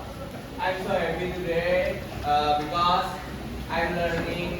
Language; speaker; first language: English; non-native, learner; Indonesian